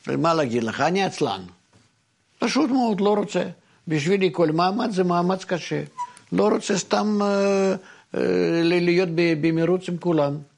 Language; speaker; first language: Hebrew; non-native, fluent; Russian